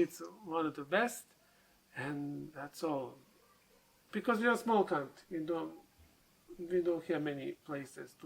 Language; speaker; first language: English; non-native, learner; Serbian